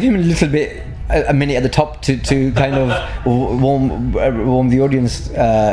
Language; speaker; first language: English; native; English